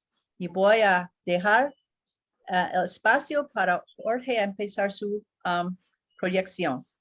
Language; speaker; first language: Spanish; non-native, learner; English